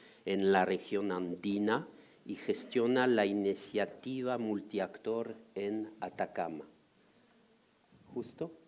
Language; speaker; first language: Spanish; non-native, fluent; French